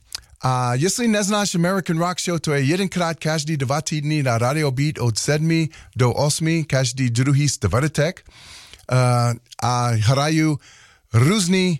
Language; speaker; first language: Czech; non-native, learner; English